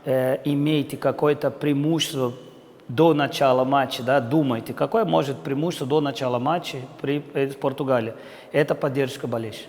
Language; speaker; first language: Russian; non-native, fluent; Portuguese